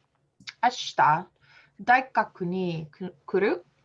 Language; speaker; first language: Japanese; non-native, learner; English